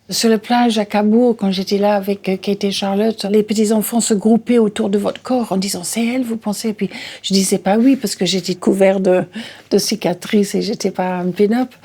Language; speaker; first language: French; non-native, fluent; English